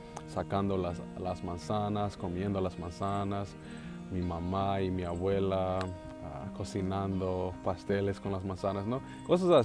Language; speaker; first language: Spanish; non-native, learner; English